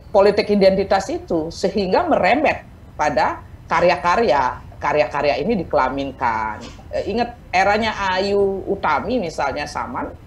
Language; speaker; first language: Indonesian; native; Indonesian